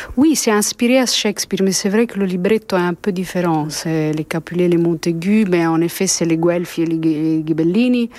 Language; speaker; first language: French; non-native, fluent; Italian